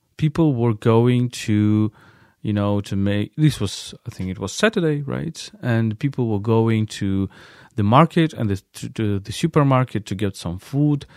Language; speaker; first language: English; non-native, fluent; Ukrainian